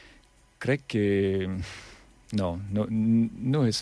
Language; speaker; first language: Catalan; non-native, learner; French